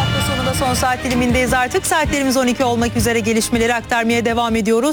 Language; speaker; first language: Turkish; native; Turkish